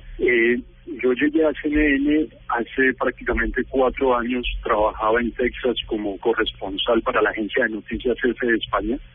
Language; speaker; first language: Spanish; native; Spanish